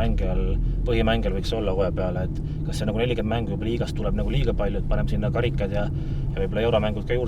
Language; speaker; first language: Estonian; native; Estonian